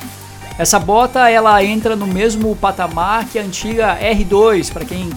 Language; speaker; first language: Portuguese; native; Portuguese